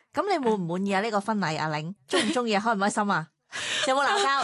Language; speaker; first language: Cantonese; native; Cantonese